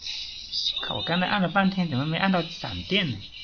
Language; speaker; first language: Chinese; native; Chinese